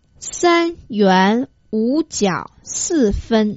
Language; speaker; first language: Chinese; non-native, learner; Croatian